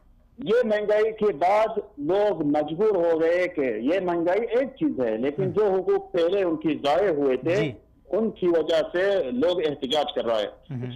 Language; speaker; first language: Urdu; non-native, learner; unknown